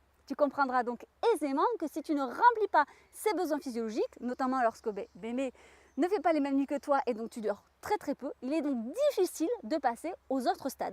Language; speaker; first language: French; native; French